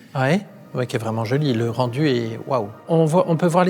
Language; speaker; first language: French; native; French